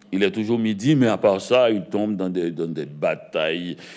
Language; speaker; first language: French; native; French